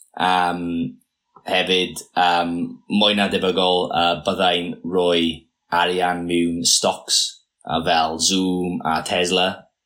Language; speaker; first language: Welsh; non-native, local second language; English